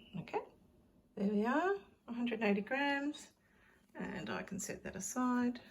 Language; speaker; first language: English; native; English